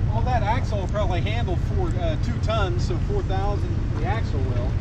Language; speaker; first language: English; native; English